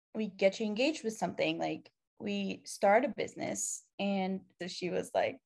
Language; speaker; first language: English; non-native, fluent; Arabic